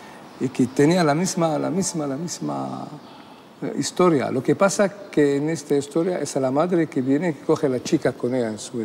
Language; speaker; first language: Spanish; non-native, fluent; Arabic